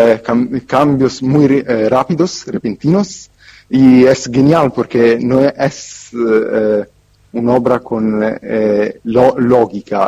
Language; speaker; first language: Spanish; non-native, fluent; Italian